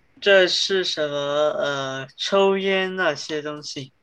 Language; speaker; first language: Chinese; early bilingual, heritage; Chinese